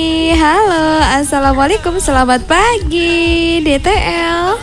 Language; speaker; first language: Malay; non-native, local second language; Javanese